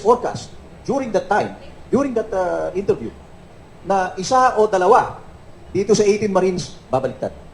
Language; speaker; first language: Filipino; native; Filipino